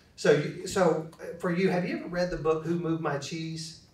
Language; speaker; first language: English; native; English